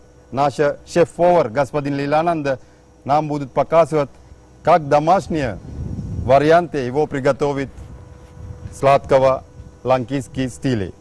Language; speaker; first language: Russian; non-native, fluent; Sinhala